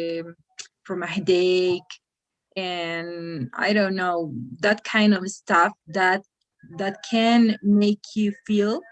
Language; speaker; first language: English; non-native, fluent; Spanish